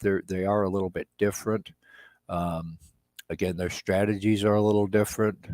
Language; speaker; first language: English; native; English